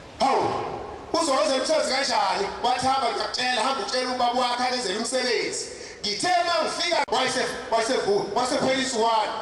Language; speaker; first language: Zulu; native; Zulu